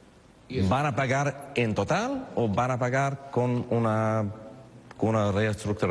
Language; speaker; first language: Spanish; non-native, fluent; English